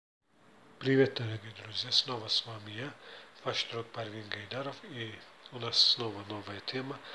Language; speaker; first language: Russian; non-native, fluent; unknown